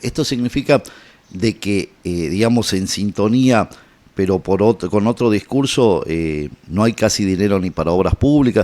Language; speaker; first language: Spanish; native; Spanish